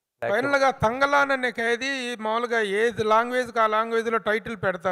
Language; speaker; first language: Telugu; native; Telugu